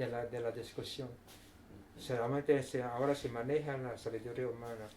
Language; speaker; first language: Spanish; non-native, fluent; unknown